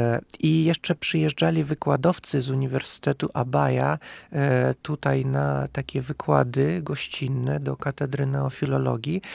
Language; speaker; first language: Polish; non-native, fluent; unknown